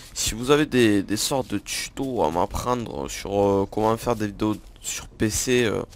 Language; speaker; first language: French; native; French